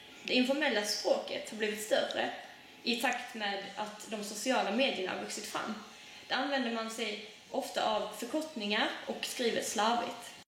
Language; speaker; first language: Swedish; native; Swedish